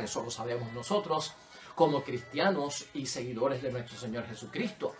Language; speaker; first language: Spanish; native; Spanish